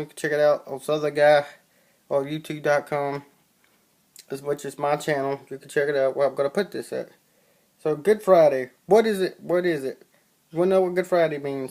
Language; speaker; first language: English; native; English